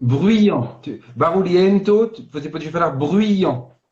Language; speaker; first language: Portuguese; non-native, fluent; French